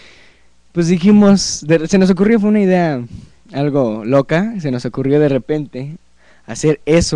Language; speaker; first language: Spanish; native; Spanish